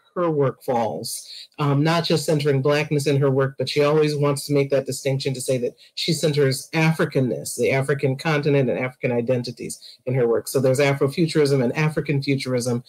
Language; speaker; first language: English; native; English